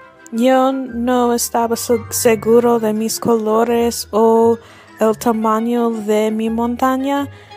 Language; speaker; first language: Spanish; non-native, learner; English